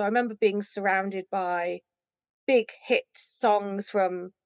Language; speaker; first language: English; native; English